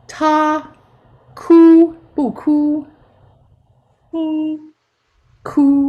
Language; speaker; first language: Chinese; non-native, fluent; English